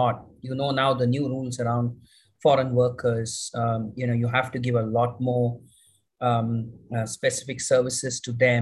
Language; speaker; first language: English; non-native, local second language; Malayalam